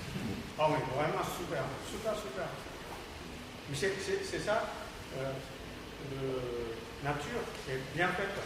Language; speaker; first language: French; non-native, learner; Japanese